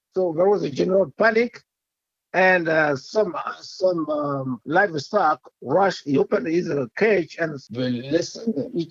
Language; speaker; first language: English; non-native, fluent; French